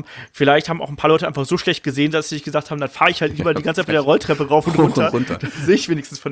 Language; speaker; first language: German; native; German